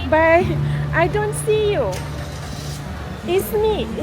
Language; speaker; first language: English; non-native, local second language; Malay